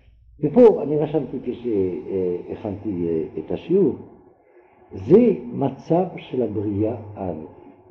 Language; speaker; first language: Hebrew; non-native, fluent; French